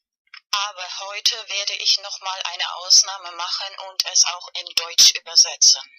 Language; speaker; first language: German; non-native, fluent; Spanish